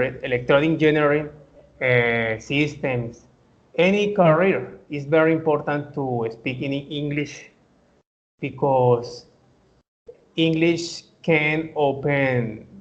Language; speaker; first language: English; non-native, learner; Spanish